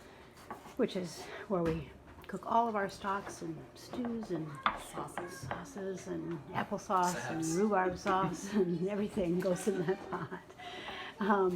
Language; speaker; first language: English; native; English